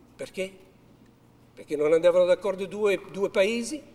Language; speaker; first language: Italian; early bilingual, heritage; Italian